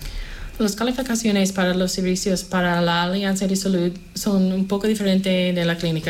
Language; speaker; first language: Spanish; non-native, fluent; English